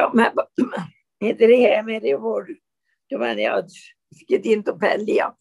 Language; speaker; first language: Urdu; non-native, learner; Swedish